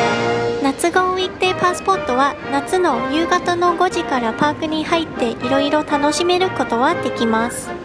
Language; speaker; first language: Japanese; non-native, fluent; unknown